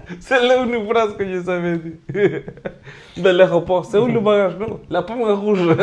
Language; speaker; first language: French; non-native, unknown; Spanish